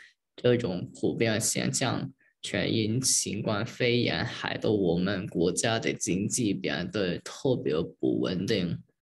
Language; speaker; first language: Chinese; early bilingual, heritage; Chinese